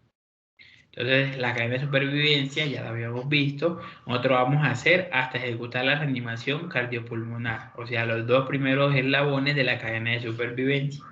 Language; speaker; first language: Spanish; native; Spanish